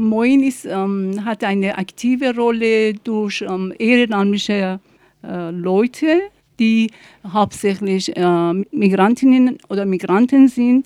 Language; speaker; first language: German; non-native, fluent; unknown